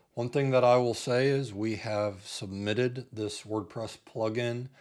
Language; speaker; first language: English; native; English